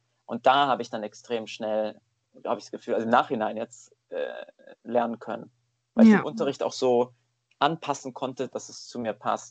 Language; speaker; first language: German; native; German